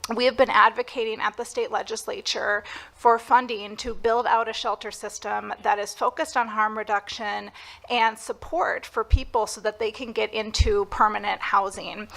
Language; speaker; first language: English; native; English